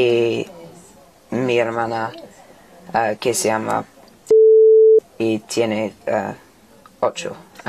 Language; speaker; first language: Spanish; non-native, learner; English